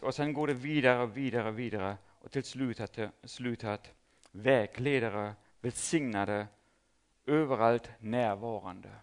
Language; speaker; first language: Swedish; non-native, fluent; German